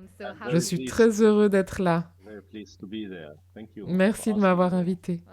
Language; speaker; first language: French; non-native, fluent; German